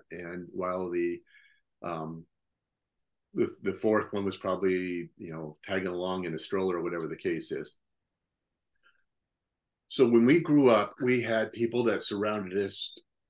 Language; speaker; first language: English; native; English